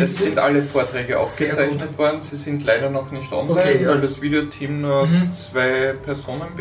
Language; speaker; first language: German; native; German